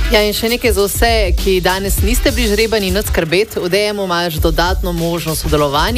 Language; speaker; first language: Slovenian; native; Slovenian